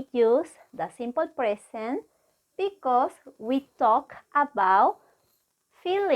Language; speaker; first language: English; non-native, fluent; Spanish